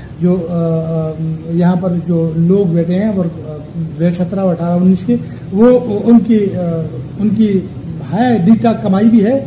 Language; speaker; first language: Urdu; non-native, local second language; Pashto